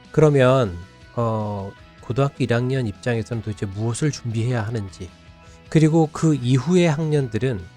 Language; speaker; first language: Korean; native; Korean